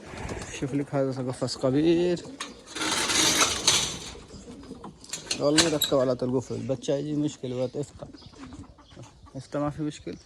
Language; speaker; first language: Arabic; non-native, learner; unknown